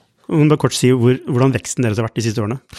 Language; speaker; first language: Norwegian; native; Norwegian